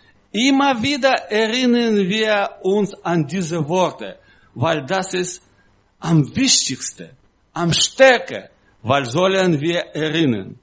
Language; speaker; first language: German; non-native, learner; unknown